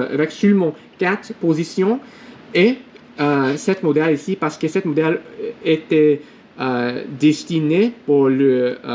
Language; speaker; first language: French; non-native, learner; English